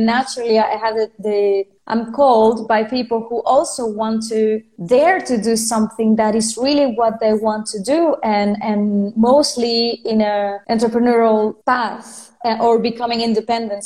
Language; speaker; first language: English; non-native, fluent; Spanish